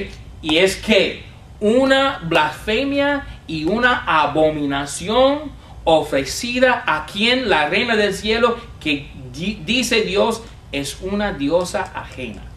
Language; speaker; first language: Spanish; non-native, fluent; English